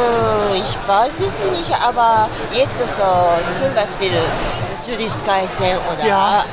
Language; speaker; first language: German; non-native, learner; Japanese